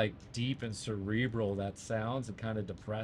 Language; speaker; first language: English; native; English